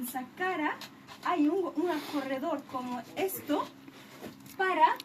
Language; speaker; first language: Spanish; non-native, fluent; Arabic